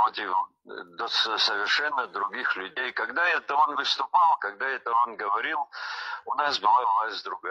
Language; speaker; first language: Russian; non-native, local second language; Abkhazian